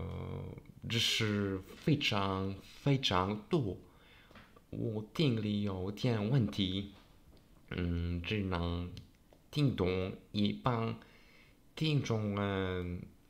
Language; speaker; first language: Chinese; non-native, learner; Polish